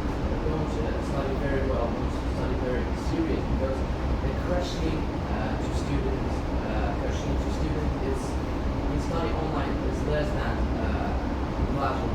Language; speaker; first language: English; non-native, fluent; Kurdish